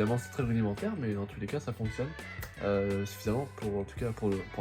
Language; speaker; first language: French; native; French